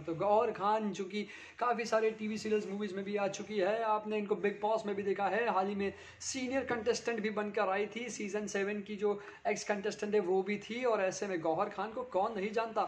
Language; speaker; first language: Hindi; native; Hindi